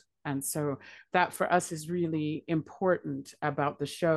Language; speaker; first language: English; native; English